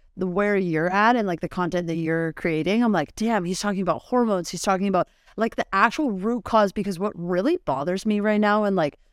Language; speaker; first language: English; native; English